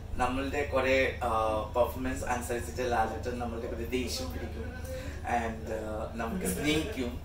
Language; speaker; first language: Malayalam; non-native, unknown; Assamese